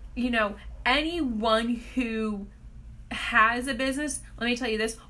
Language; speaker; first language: English; native; English